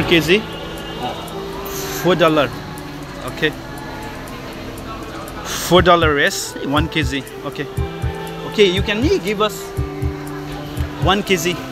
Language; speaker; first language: English; non-native, learner; Nepali